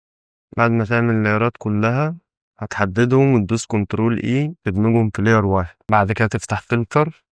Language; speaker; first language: Arabic; native; Arabic